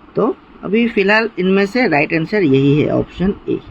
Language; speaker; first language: Hindi; non-native, local second language; Assamese